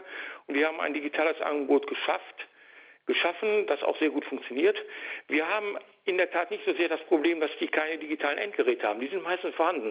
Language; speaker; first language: German; native; German